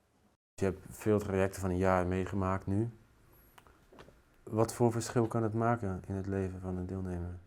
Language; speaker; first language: Dutch; native; Dutch